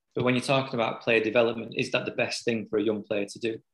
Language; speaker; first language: English; native; English